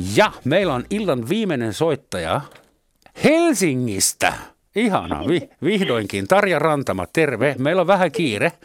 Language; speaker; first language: Finnish; non-native, fluent; German